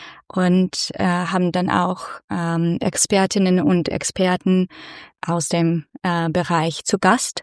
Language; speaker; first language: German; non-native, fluent; Russian